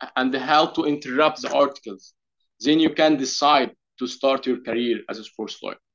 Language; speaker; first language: English; non-native, learner; Arabic